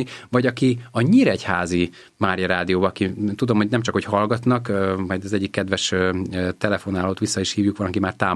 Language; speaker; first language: Hungarian; native; Hungarian